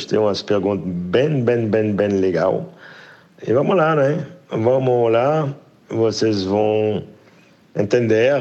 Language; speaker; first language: Portuguese; non-native, fluent; French